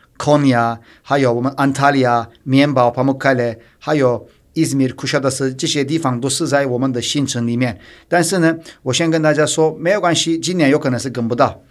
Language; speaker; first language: Chinese; non-native, fluent; Turkish